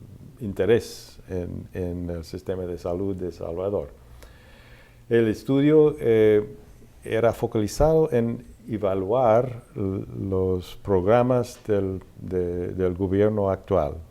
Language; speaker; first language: Spanish; non-native, fluent; English